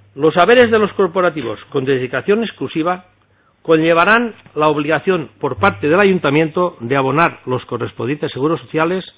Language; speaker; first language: Spanish; non-native, local second language; Catalan